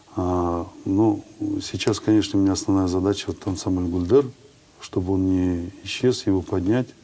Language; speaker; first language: Russian; non-native, local second language; Kazakh